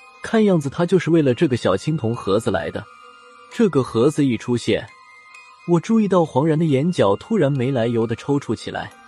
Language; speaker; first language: Chinese; native; Chinese